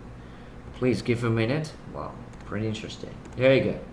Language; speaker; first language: English; non-native, fluent; Spanish